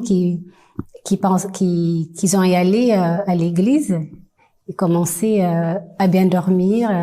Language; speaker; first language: French; non-native, fluent; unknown